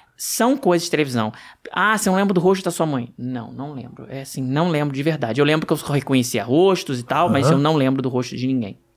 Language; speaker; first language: Portuguese; native; Portuguese